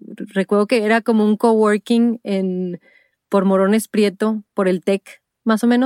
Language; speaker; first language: Spanish; native; Spanish